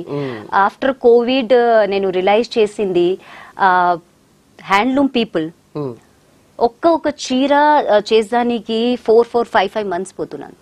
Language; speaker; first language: Telugu; non-native, local second language; Hindi